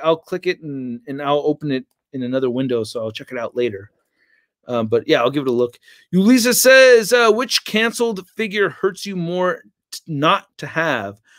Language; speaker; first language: English; native; English